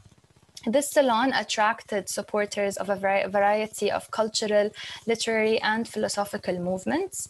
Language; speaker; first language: English; non-native, fluent; Arabic